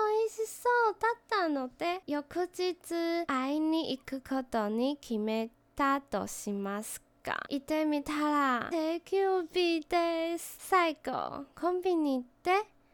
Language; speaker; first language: Japanese; non-native, learner; Chinese